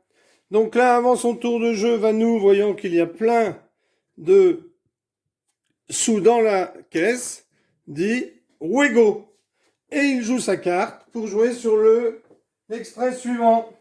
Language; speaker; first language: French; native; French